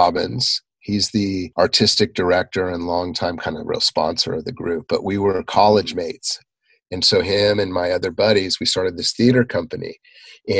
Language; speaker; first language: English; native; English